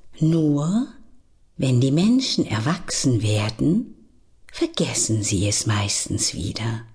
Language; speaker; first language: German; native; German